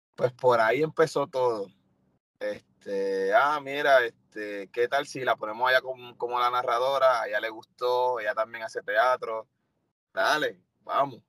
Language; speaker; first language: Spanish; native; Spanish